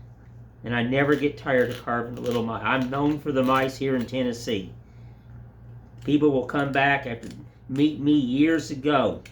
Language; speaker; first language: English; native; English